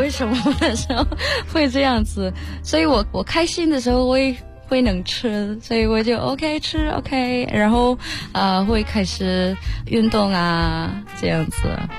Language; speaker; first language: Chinese; non-native, fluent; Malay